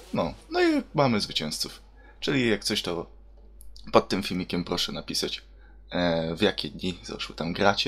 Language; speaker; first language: Polish; native; Polish